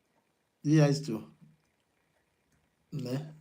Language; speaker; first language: German; non-native, learner; Yoruba